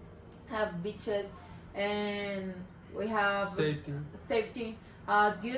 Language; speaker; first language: English; non-native, learner; Portuguese